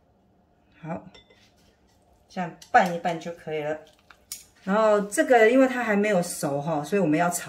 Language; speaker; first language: Chinese; native; Chinese